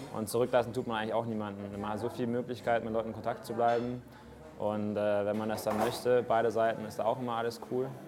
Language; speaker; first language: German; native; German